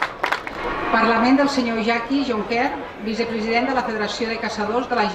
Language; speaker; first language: Catalan; native; Catalan